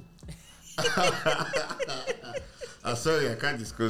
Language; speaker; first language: English; non-native, local second language; Yoruba